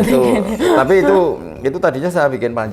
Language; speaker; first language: Indonesian; native; Indonesian